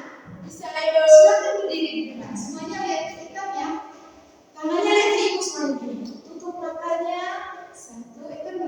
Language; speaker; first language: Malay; non-native, local second language; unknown